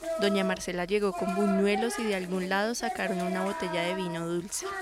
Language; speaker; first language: Spanish; native; Spanish